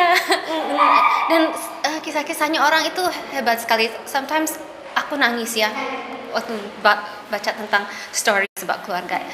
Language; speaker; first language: Indonesian; early bilingual, heritage; Indonesian